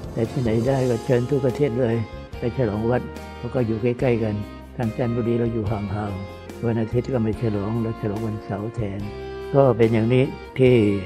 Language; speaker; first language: Thai; non-native, local second language; Vietnamese